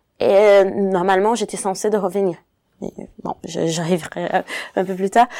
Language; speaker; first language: French; non-native, fluent; Portuguese